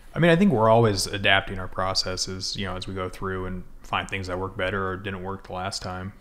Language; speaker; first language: English; native; English